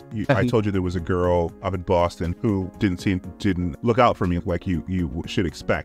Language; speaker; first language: English; native; English